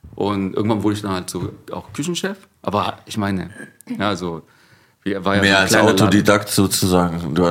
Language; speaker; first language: German; early bilingual, other home language; Korean